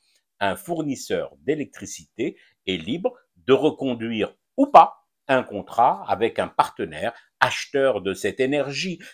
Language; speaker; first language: French; non-native, local second language; Arabic